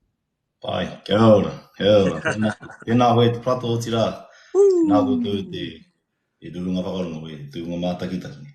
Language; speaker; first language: Māori; non-native, local second language; English